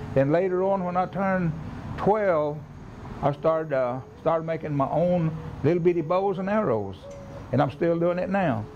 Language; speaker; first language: English; native; English